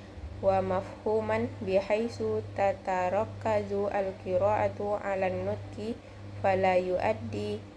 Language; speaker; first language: Arabic; non-native, learner; Indonesian